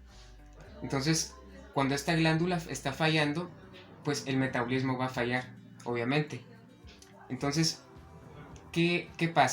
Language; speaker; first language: Spanish; native; Spanish